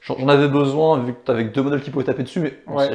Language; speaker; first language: French; native; French